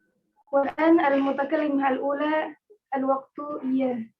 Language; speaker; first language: Arabic; non-native, learner; Indonesian